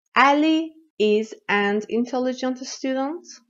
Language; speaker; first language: English; non-native, fluent; Persian